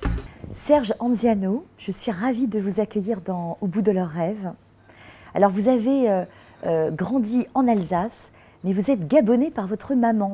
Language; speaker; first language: French; native; French